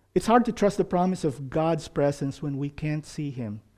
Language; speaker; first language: English; non-native, local second language; Filipino